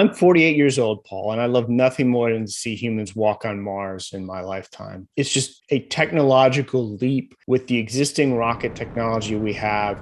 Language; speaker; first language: English; native; English